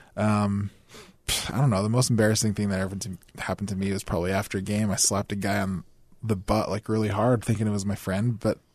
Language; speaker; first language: English; native; English